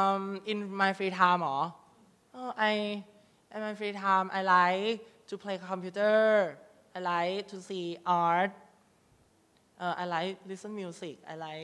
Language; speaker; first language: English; non-native, learner; Thai